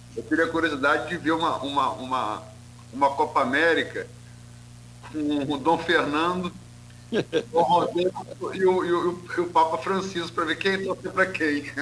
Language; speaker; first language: Portuguese; native; Portuguese